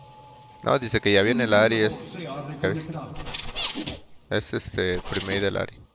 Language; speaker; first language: Spanish; native; Spanish